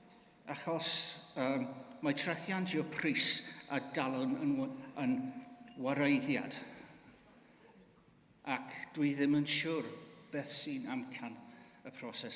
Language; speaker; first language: Welsh; non-native, learner; English